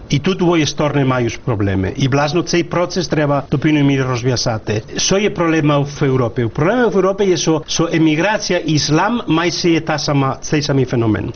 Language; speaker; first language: Ukrainian; non-native, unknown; Spanish